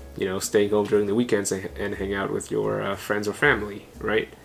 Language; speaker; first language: English; non-native, fluent; Vietnamese